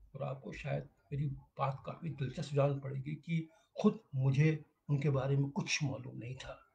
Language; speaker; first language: Hindi; native; Hindi